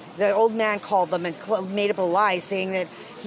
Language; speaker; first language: English; native; English